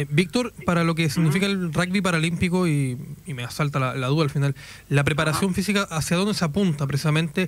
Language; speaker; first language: Spanish; native; Spanish